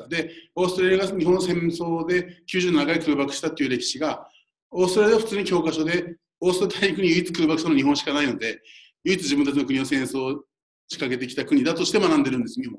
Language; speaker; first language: Japanese; native; Japanese